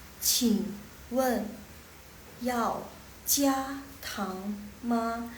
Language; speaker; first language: Chinese; non-native, fluent; Indonesian